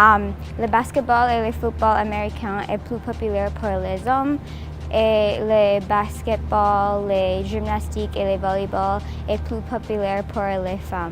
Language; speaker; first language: French; non-native, learner; English